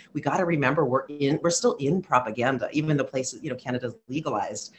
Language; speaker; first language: English; native; English